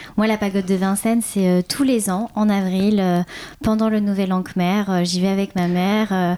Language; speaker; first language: French; early bilingual, other home language; Khmer